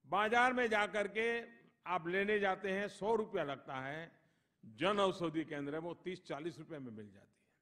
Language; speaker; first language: Hindi; non-native, local second language; Gujarati